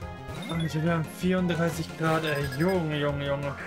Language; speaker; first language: German; native; German